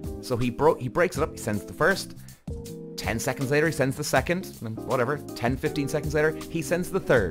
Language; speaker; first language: English; native; English